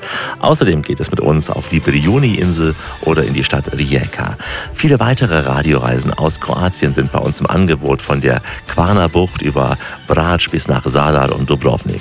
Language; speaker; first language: German; native; German